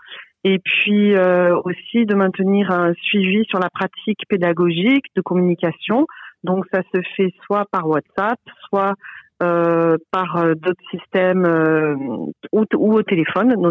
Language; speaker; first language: French; native; French